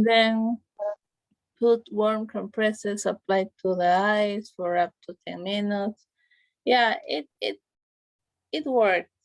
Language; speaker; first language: English; non-native, learner; Spanish